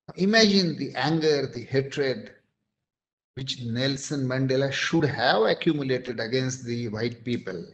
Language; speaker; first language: English; non-native, local second language; Marathi